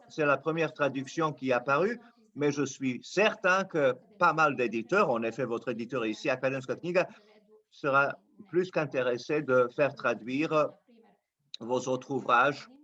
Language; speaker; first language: French; non-native, local second language; Serbian